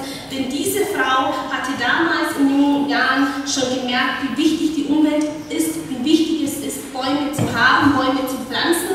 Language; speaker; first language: German; non-native, fluent; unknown